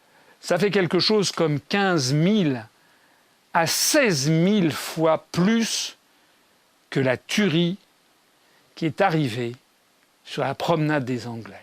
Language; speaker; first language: French; native; French